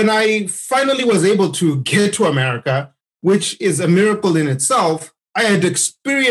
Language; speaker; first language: English; non-native, local second language; Shona